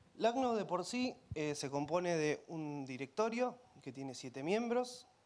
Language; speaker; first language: Spanish; native; Spanish